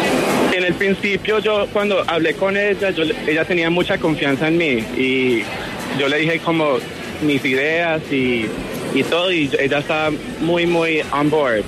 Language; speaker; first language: Spanish; early bilingual, heritage; Spanish